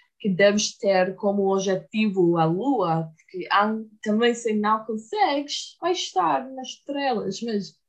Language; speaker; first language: Portuguese; early bilingual, heritage; English